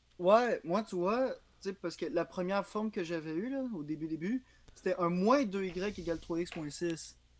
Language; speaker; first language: French; native; French